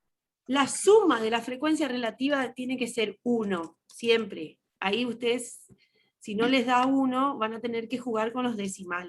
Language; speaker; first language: Spanish; native; Spanish